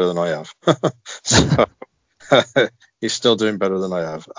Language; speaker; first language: English; native; English